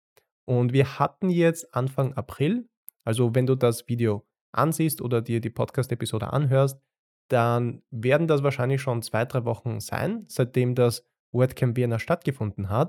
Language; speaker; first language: German; native; German